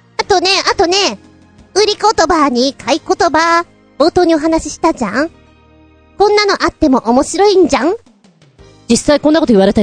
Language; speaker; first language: Japanese; native; Japanese